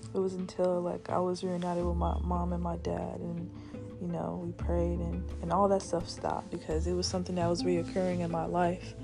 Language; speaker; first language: English; early bilingual, other home language; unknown